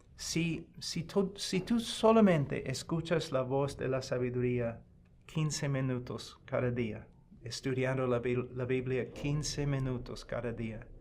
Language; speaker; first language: Spanish; non-native, fluent; English